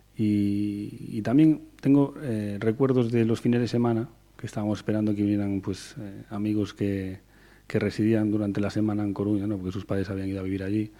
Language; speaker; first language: Spanish; native; Spanish